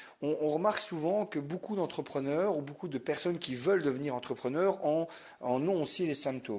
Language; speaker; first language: French; native; French